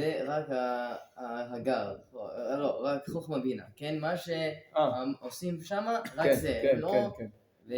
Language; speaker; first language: Hebrew; non-native, learner; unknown